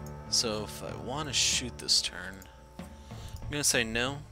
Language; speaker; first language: English; native; English